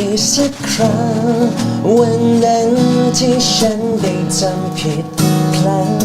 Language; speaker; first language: Thai; native; Thai